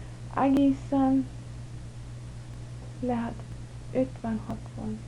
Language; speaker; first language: Hungarian; early bilingual, heritage; English